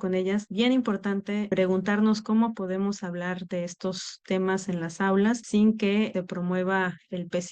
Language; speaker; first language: Spanish; native; Spanish